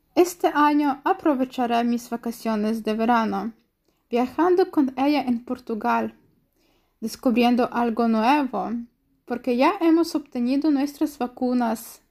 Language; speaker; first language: Spanish; non-native, fluent; Polish